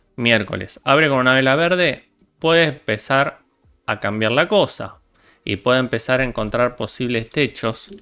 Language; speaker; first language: Spanish; native; Spanish